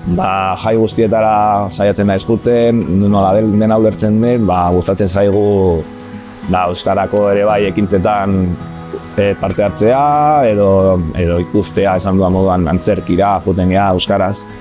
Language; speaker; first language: Basque; non-native, local second language; Spanish